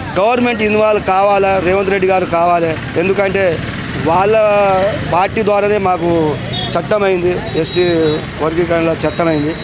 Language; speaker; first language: Telugu; non-native, local second language; Lambadi